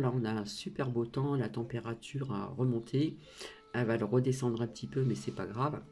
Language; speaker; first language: French; native; French